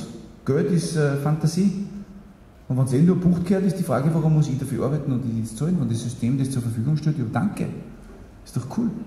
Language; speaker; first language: German; native; German